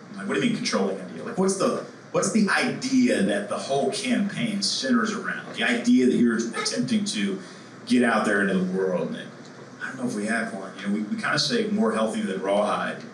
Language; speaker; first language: English; native; English